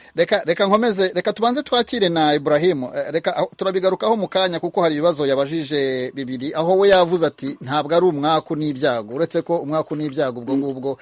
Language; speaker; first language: Kinyarwanda; native; Kinyarwanda